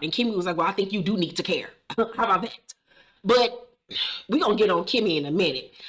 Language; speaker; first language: English; native; English